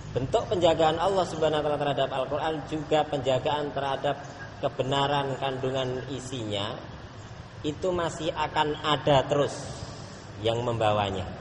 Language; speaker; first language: Indonesian; native; Indonesian